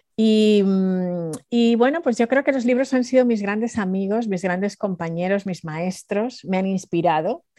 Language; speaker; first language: Spanish; early bilingual, other home language; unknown